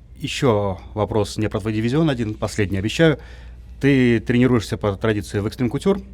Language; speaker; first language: Russian; native; Russian